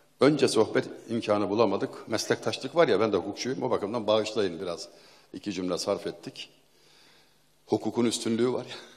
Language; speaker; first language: Turkish; native; Turkish